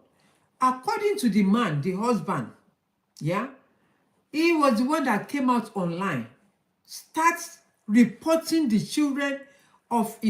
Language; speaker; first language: English; non-native, local second language; Yoruba